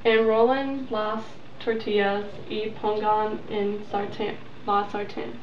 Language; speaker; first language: Spanish; non-native, learner; English